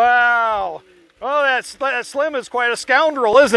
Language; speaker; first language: English; native; English